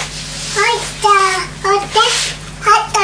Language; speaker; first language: Japanese; native; Japanese